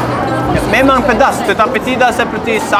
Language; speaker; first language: Indonesian; non-native, fluent; Norwegian